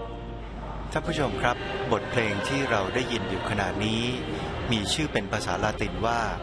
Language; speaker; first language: Thai; native; Thai